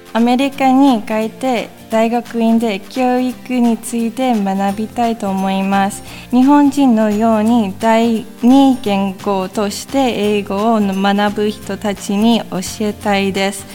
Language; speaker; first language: Japanese; non-native, learner; English